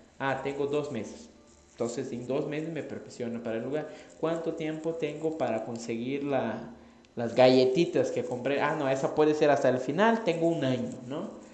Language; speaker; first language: Spanish; non-native, fluent; Portuguese